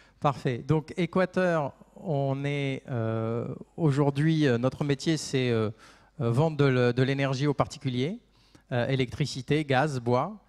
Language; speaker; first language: French; native; French